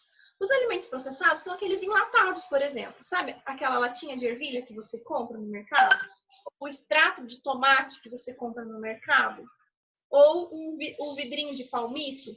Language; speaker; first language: Portuguese; native; Portuguese